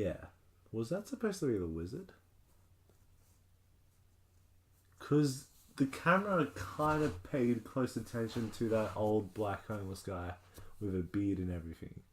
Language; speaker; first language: English; native; English